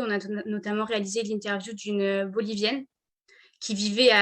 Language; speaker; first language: French; native; French